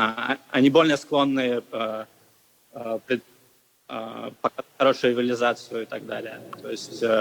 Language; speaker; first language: Russian; native; Russian